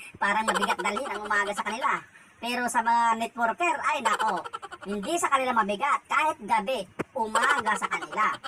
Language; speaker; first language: Filipino; non-native, local second language; Iloko